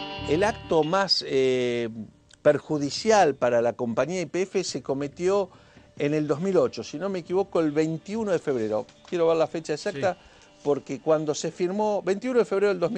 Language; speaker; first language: Spanish; native; Spanish